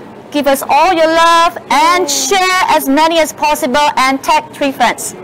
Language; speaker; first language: English; non-native, local second language; Chinese